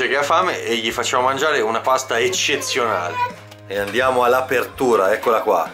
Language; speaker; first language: Italian; native; Italian